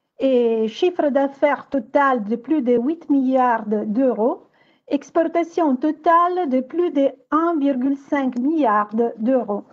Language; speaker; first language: French; non-native, fluent; Italian